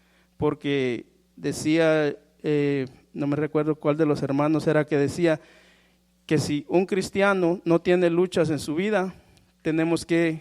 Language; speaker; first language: Spanish; native; Spanish